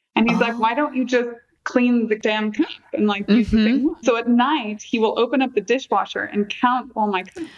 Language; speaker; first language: English; native; English